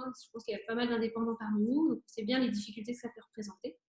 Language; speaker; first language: French; native; French